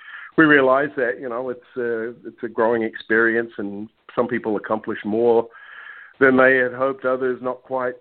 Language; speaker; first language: English; native; English